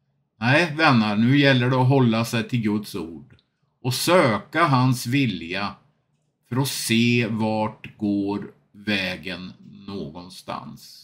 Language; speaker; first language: Swedish; native; Swedish